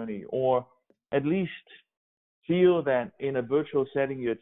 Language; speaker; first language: English; non-native, fluent; Danish